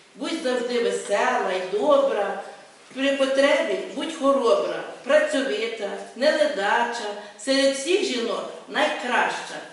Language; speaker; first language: Ukrainian; native; Ukrainian